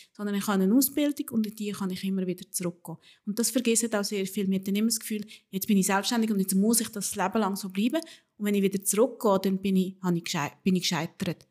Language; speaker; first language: German; early bilingual, other home language; Spanish